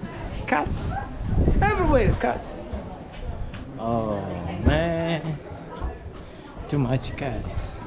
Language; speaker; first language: English; non-native, learner; Amharic